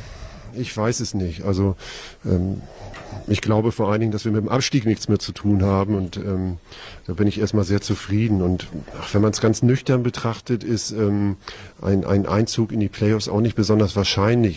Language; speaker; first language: German; native; German